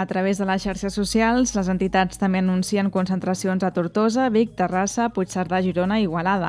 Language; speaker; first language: Catalan; native; Catalan